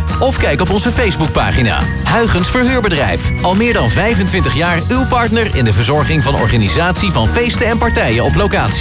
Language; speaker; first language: Dutch; native; Dutch